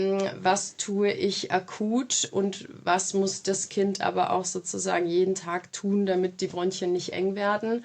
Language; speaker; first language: German; native; German